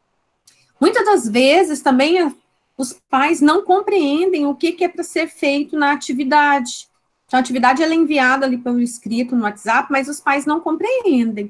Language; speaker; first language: Portuguese; native; Portuguese